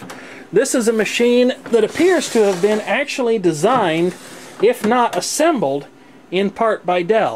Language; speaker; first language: English; native; English